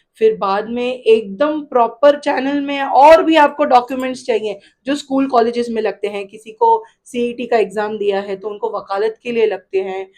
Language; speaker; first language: Hindi; non-native, local second language; Gujarati